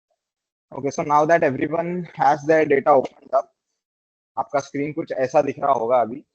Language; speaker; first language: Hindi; native; Hindi